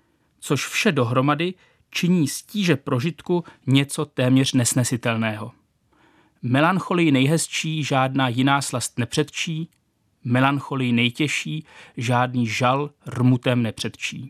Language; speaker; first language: Czech; native; Czech